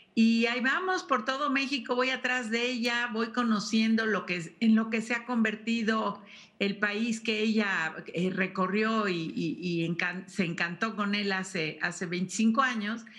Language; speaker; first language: Spanish; native; Spanish